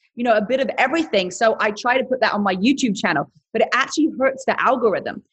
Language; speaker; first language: English; native; English